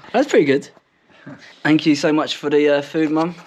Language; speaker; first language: English; native; English